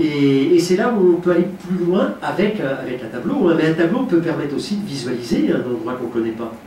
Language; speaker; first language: French; native; French